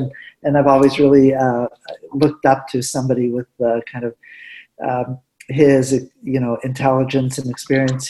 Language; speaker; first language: English; early bilingual, other home language; Spanish